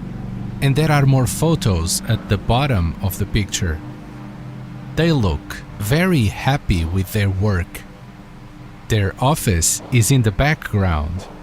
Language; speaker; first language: English; non-native, learner; Spanish